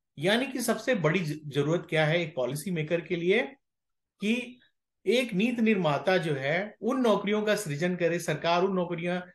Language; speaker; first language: Hindi; native; Hindi